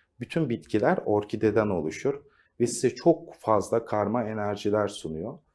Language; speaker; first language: Turkish; native; Turkish